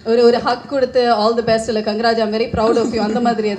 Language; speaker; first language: Tamil; native; Tamil